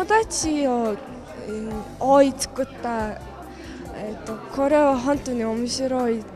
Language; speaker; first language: Japanese; non-native, learner; Mongolian